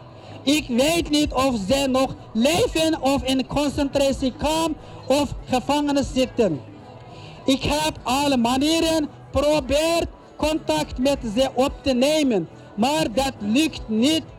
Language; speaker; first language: Dutch; non-native, learner; Uyghur